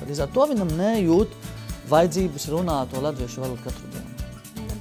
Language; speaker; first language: Latvian; non-native, fluent; Arabic